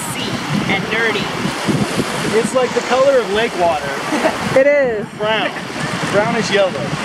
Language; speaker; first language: English; native; English